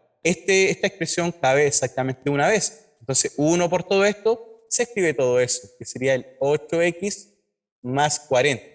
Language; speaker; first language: Spanish; native; Spanish